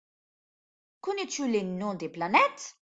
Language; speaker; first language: French; non-native, fluent; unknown